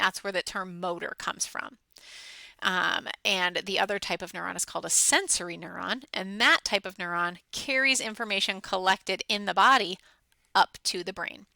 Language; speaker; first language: English; native; English